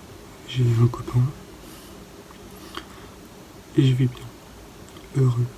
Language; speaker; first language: French; native; French